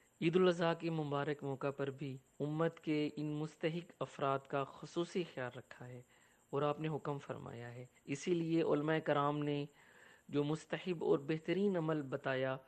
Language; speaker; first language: Urdu; non-native, local second language; Punjabi